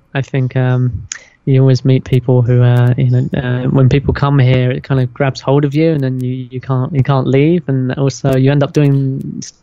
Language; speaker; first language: English; native; English